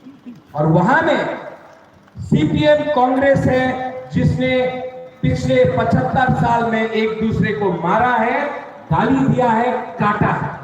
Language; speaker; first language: Hindi; non-native, local second language; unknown